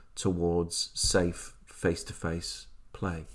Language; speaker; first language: English; native; English